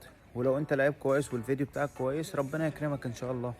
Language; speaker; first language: Arabic; native; Arabic